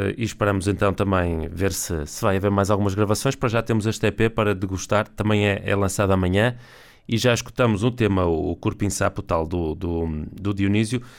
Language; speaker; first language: Portuguese; native; Portuguese